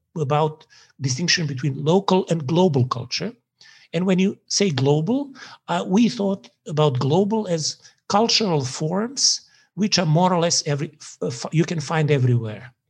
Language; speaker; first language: English; non-native, fluent; Serbian